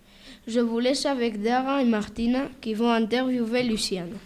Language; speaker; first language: French; non-native, learner; Spanish